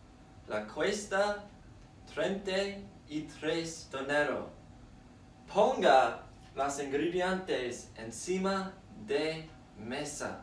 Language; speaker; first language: Spanish; non-native, learner; English